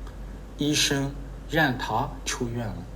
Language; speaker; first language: Chinese; non-native, fluent; Burmese